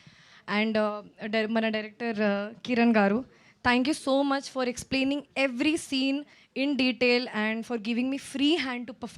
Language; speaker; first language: Telugu; non-native, fluent; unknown